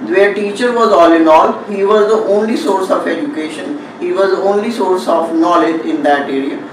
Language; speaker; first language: English; non-native, local second language; Punjabi